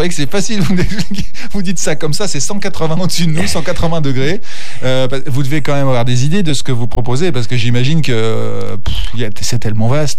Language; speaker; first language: French; native; French